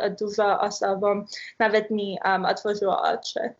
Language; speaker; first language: Polish; early bilingual, heritage; Polish